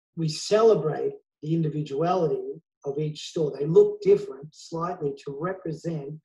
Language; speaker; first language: English; native; English